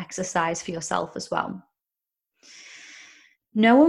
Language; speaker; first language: English; native; English